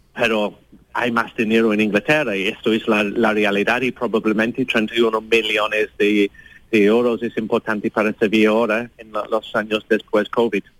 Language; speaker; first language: Spanish; non-native, fluent; English